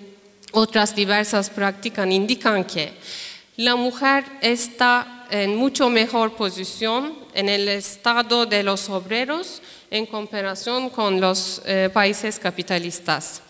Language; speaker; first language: Spanish; non-native, fluent; Turkish